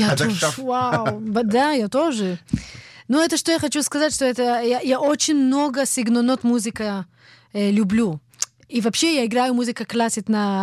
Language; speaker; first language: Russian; early bilingual, heritage; Russian